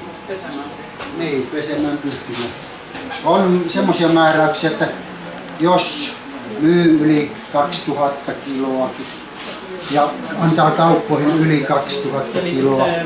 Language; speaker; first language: Finnish; native; Finnish